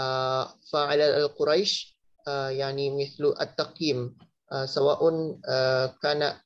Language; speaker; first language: Arabic; non-native, learner; Malay